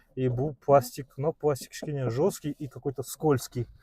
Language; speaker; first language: Russian; non-native, local second language; Kazakh